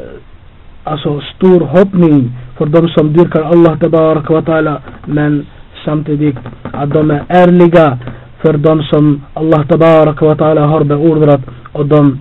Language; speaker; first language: Swedish; non-native, fluent; Albanian